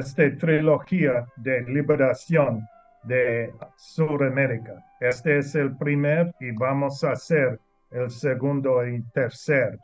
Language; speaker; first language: Spanish; non-native, learner; English